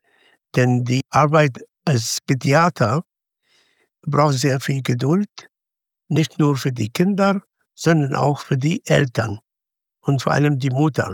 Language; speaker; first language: German; non-native, fluent; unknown